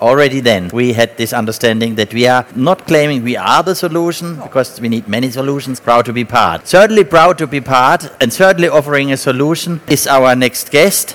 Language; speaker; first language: English; non-native, fluent; German